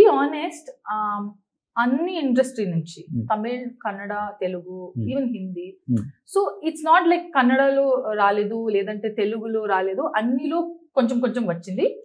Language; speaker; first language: Telugu; non-native, learner; Tulu